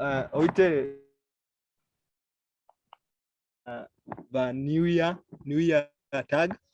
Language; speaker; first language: German; non-native, learner; English